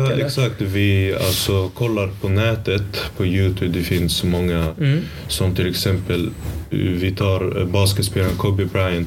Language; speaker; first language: Swedish; early bilingual, other home language; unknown